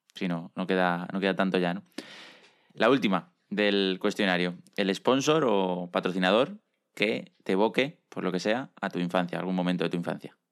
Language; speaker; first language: Spanish; native; Spanish